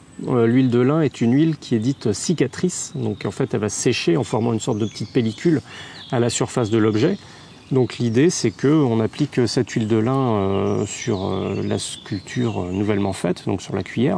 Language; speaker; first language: French; native; French